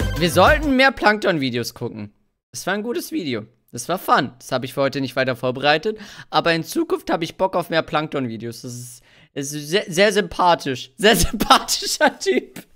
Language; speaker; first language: German; early bilingual, other home language; Hungarian